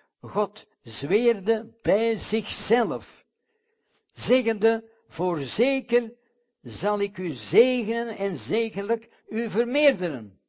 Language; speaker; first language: Dutch; non-native, fluent; English